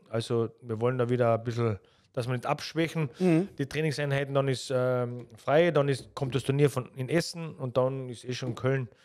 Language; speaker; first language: German; native; German